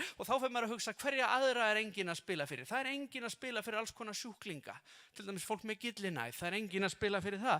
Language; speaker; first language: Icelandic; native; Icelandic